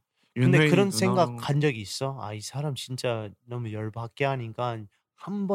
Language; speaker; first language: Korean; early bilingual, heritage; Korean